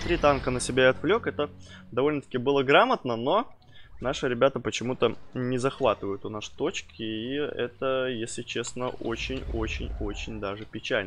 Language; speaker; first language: Russian; native; Russian